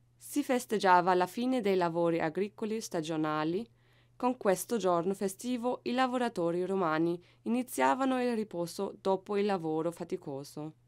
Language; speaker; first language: Italian; non-native, learner; German